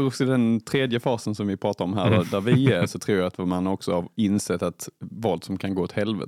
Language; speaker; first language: Swedish; native; Swedish